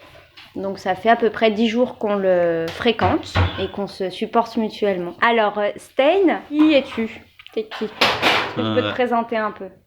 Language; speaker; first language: French; native; French